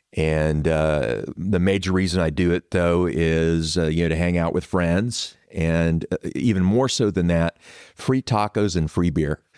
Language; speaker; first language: English; native; English